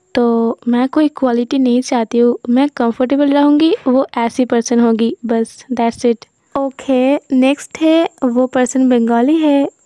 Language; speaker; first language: Hindi; non-native, local second language; Bangla